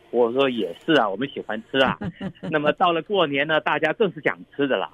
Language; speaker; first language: Chinese; native; Chinese